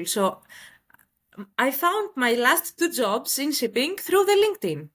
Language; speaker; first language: English; non-native, fluent; Greek